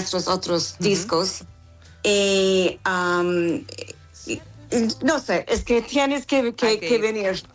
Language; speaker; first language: Spanish; non-native, fluent; English